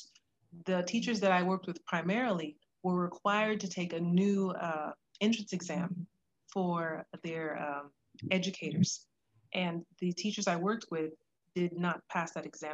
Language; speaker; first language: English; native; English